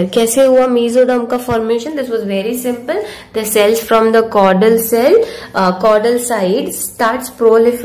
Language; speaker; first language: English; non-native, local second language; Hindi